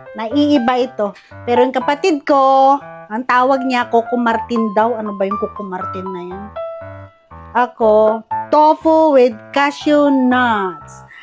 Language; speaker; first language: Filipino; non-native, local second language; Iloko